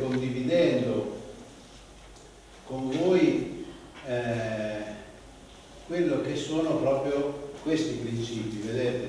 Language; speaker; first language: Italian; native; Italian